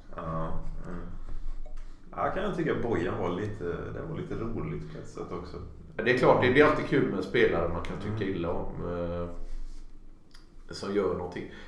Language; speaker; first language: Swedish; native; Swedish